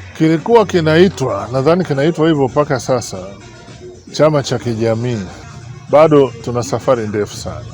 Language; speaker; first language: Swahili; native; Swahili